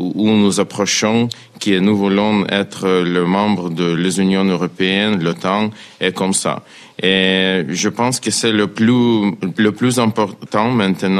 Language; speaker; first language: French; non-native, fluent; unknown